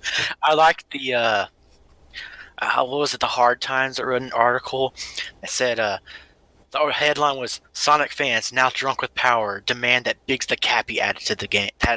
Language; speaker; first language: English; native; English